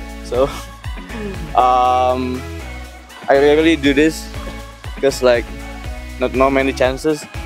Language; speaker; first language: English; non-native, fluent; Indonesian